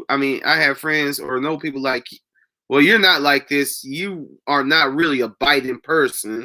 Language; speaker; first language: English; native; English